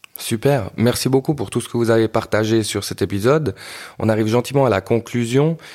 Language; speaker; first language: French; native; French